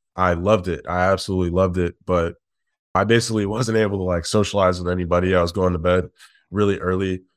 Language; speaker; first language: English; native; English